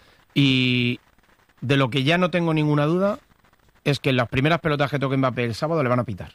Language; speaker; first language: Spanish; native; Spanish